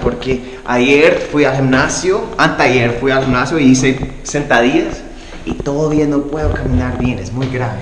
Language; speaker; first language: Spanish; native; Spanish